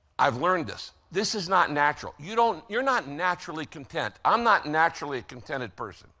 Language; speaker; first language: English; native; English